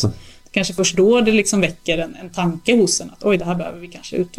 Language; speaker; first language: Swedish; native; Swedish